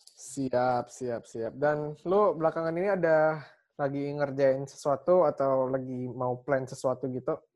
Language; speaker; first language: Indonesian; native; Indonesian